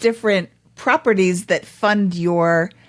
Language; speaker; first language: English; native; English